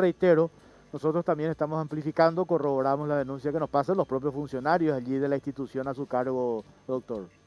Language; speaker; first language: Spanish; native; Spanish